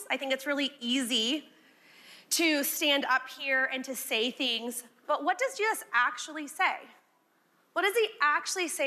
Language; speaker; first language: English; native; English